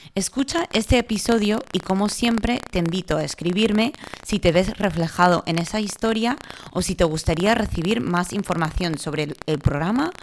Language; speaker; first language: Spanish; non-native, fluent; English